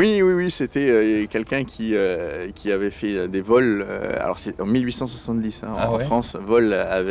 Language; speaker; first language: French; native; French